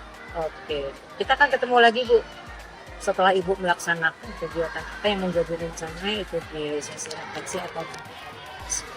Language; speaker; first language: Indonesian; native; Indonesian